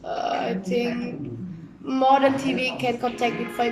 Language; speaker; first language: English; non-native, learner; Vietnamese